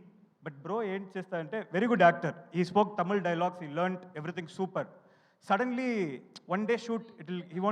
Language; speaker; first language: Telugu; non-native, learner; Tamil